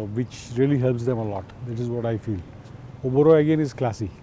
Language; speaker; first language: English; non-native, local second language; Marathi